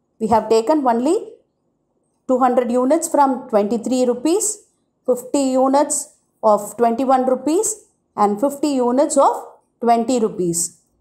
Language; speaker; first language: English; non-native, local second language; Tamil